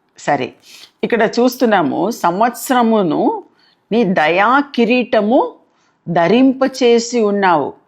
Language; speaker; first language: Telugu; non-native, local second language; Tamil